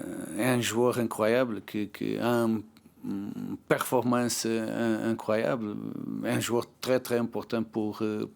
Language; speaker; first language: French; non-native, learner; Portuguese